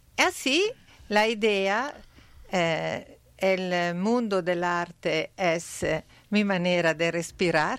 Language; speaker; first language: Spanish; non-native, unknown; Italian